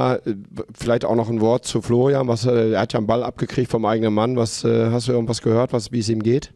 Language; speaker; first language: German; native; German